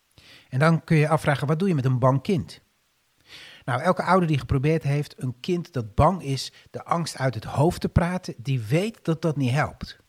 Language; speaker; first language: Dutch; native; Dutch